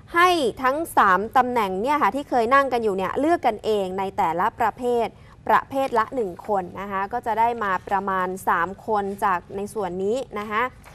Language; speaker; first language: Thai; native; Thai